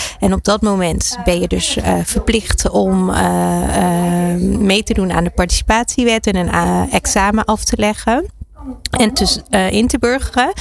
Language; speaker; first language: Dutch; early bilingual, other home language; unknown